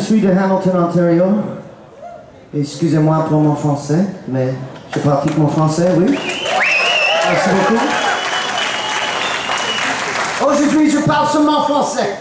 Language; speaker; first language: French; non-native, learner; English